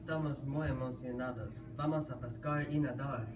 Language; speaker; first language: Spanish; non-native, learner; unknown